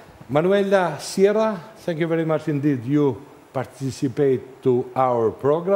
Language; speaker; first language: English; non-native, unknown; Albanian